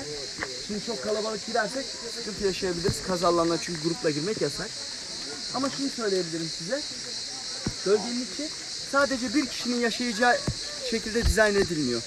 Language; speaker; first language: Turkish; native; Turkish